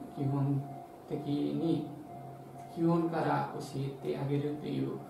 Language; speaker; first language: Japanese; non-native, fluent; Nepali